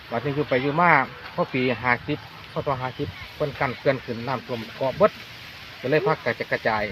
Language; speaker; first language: Thai; non-native, local second language; Northeastern Thai